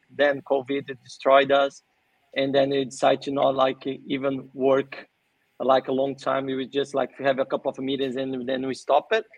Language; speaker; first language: English; non-native, fluent; Portuguese